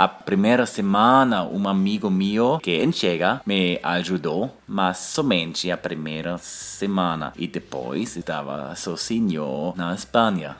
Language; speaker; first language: Spanish; non-native, learner; German